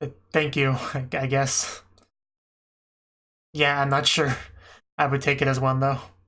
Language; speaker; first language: English; native; English